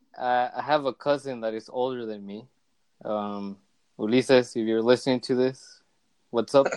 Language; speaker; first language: English; early bilingual, other home language; Spanish